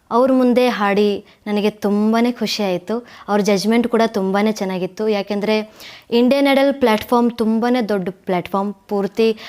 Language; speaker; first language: Kannada; native; Kannada